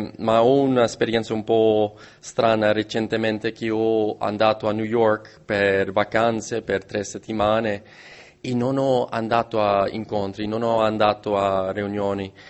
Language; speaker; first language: Italian; non-native, learner; English